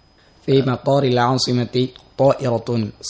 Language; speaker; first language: Arabic; non-native, learner; Bangla